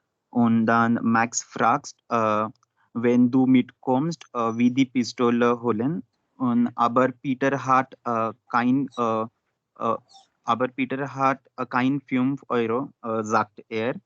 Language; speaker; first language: German; non-native, learner; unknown